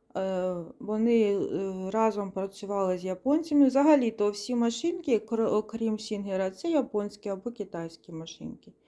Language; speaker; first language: Ukrainian; non-native, local second language; Russian